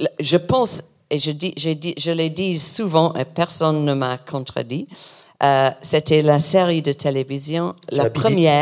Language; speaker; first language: French; non-native, learner; English